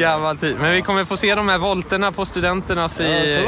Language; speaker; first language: Swedish; native; Swedish